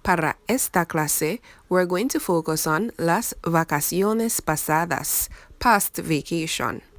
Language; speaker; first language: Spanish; non-native, fluent; English